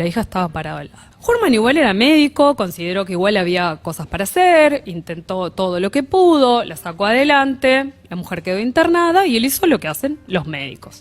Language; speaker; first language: Spanish; native; Spanish